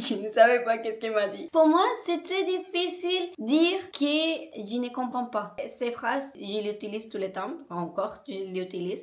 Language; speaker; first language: French; non-native, learner; Spanish